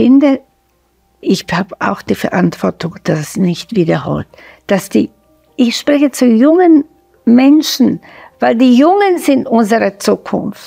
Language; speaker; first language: German; non-native, fluent; Slovak